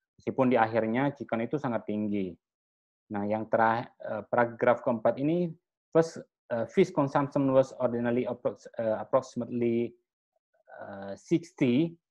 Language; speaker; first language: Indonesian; non-native, local second language; Madurese